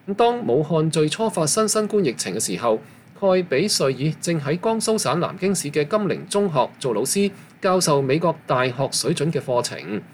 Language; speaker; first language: Chinese; non-native, local second language; Cantonese